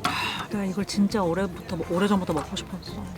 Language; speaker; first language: Korean; native; Korean